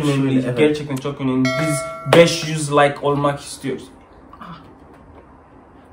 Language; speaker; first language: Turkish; non-native, learner; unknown